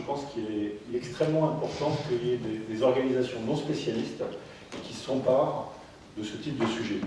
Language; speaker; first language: French; native; French